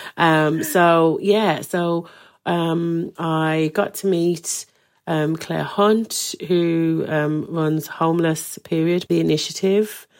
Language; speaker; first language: English; native; English